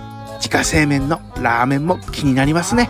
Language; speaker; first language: Japanese; native; Japanese